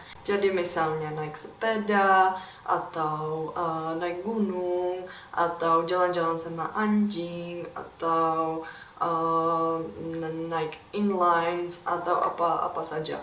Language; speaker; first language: Indonesian; non-native, fluent; Czech